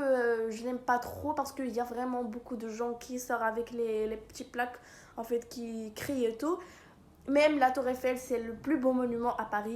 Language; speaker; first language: French; non-native, local second language; Arabic